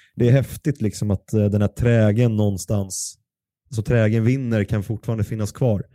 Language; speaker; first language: Swedish; native; Swedish